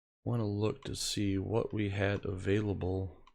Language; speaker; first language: English; native; English